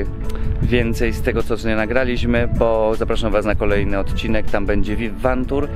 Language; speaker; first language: Polish; native; Polish